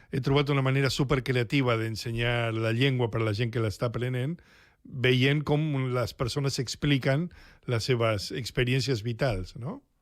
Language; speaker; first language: Catalan; native; Catalan